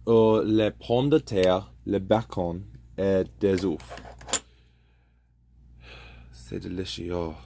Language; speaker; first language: French; non-native, learner; English